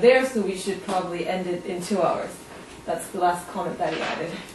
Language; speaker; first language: English; non-native, fluent; Korean